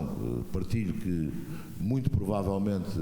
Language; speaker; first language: Portuguese; native; Portuguese